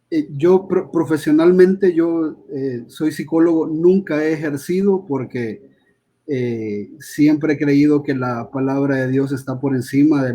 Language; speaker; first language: Spanish; native; Spanish